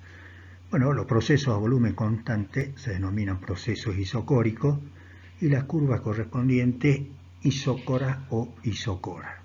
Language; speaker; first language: Spanish; native; Spanish